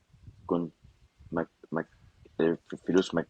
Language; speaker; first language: Arabic; non-native, learner; Spanish